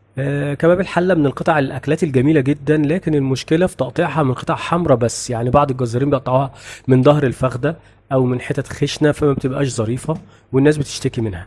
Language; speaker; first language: Arabic; native; Arabic